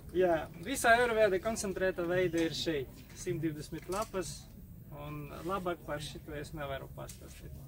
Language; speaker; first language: Latvian; non-native, local second language; Russian